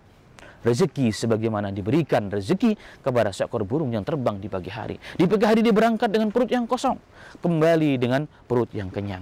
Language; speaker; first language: Indonesian; native; Indonesian